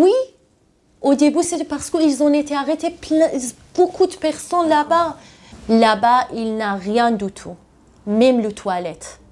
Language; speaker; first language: French; non-native, learner; Persian